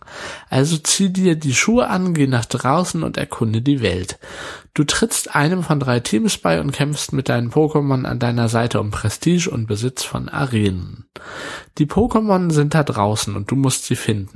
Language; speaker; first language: German; native; German